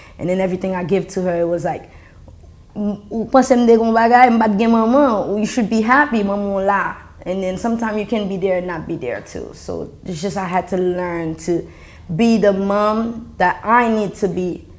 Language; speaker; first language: English; non-native, fluent; Haitian Creole